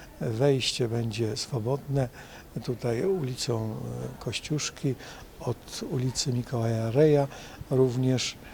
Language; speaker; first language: Polish; native; Polish